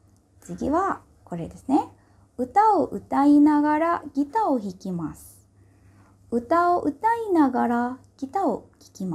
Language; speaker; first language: Japanese; non-native, fluent; Indonesian